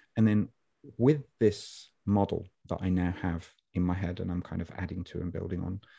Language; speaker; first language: English; native; English